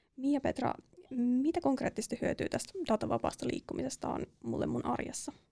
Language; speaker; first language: Finnish; native; Finnish